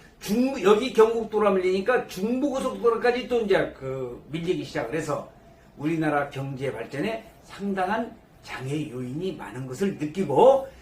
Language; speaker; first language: Korean; native; Korean